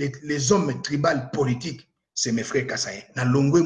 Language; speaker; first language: French; non-native, local second language; Lingala